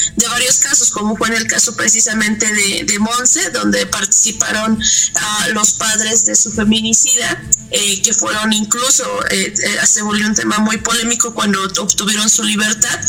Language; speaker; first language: Spanish; native; Spanish